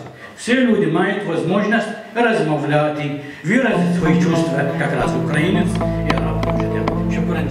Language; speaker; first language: Ukrainian; non-native, learner; Arabic